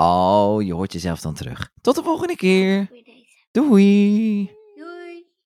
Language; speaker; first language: Dutch; native; Dutch